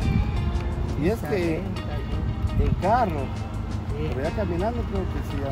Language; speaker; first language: Spanish; native; Spanish